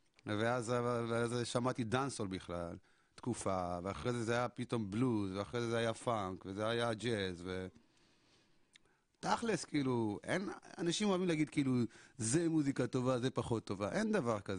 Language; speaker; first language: Hebrew; early bilingual, other home language; Amharic